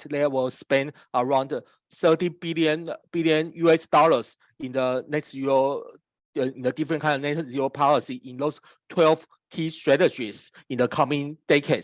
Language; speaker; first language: English; non-native, fluent; Chinese